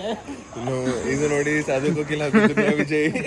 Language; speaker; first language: Kannada; native; Kannada